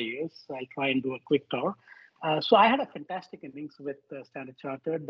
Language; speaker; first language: English; non-native, local second language; Tamil